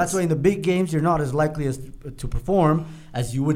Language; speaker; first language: English; native; English